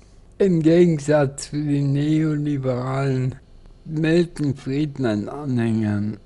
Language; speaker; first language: German; native; German